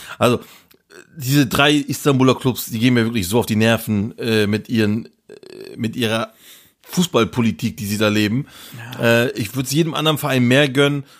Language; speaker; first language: German; early bilingual, other home language; Turkish